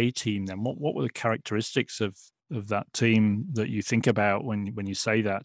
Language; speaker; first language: English; native; English